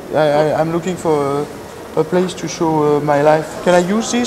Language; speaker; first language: English; non-native, fluent; French